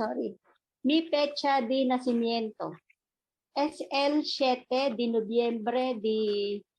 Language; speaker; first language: Spanish; non-native, learner; Filipino